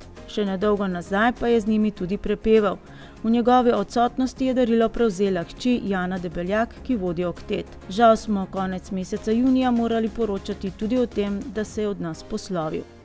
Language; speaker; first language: Slovenian; native; Slovenian